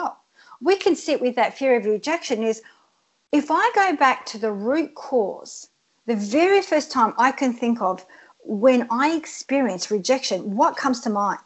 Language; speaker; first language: English; early bilingual, other home language; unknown